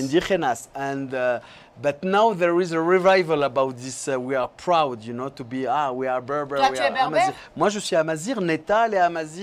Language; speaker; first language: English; non-native, learner; French